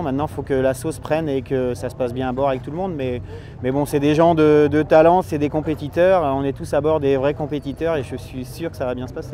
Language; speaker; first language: French; native; French